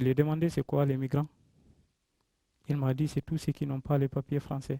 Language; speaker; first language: French; non-native, local second language; Fula